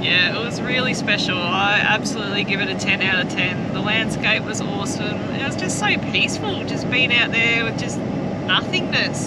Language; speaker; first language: English; native; English